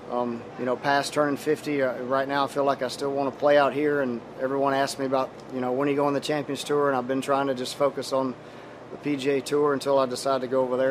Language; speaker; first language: English; native; English